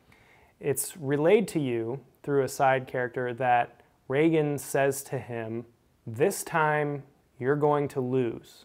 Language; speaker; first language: English; native; English